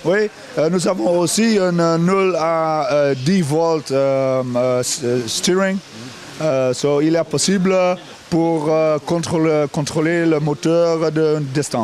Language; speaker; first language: French; non-native, learner; Dutch